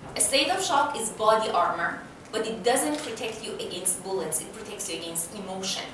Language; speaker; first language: English; non-native, fluent; Persian